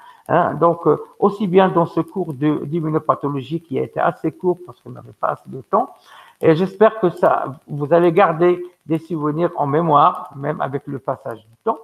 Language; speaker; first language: French; non-native, local second language; Arabic